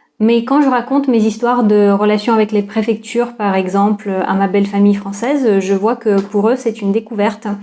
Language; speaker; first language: French; non-native, fluent; Russian